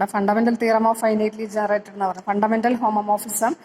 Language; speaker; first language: English; non-native, local second language; Malayalam